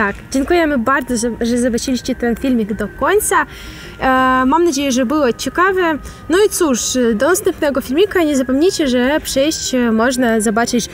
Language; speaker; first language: Polish; non-native, fluent; Ukrainian